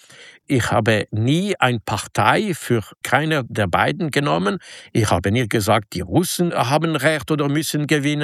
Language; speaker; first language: German; non-native, local second language; French